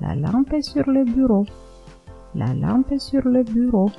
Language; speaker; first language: French; non-native, fluent; Romanian